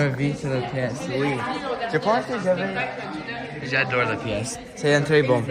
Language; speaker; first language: French; non-native, learner; English